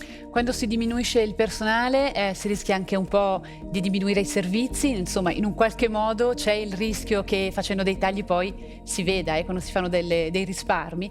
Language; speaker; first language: Italian; native; Italian